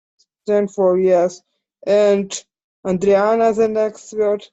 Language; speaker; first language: English; non-native, learner; Ukrainian